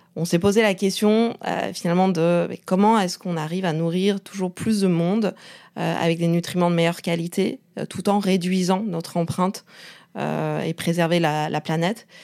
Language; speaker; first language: French; non-native, fluent; Chinese